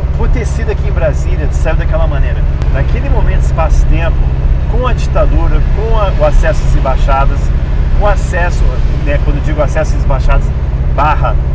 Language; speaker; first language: Portuguese; early bilingual, other home language; English